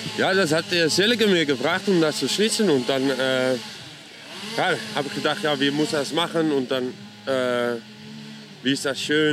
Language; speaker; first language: German; non-native, learner; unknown